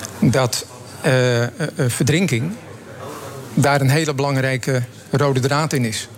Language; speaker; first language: Dutch; native; Dutch